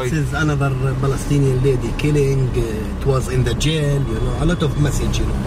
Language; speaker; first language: English; non-native, learner; Arabic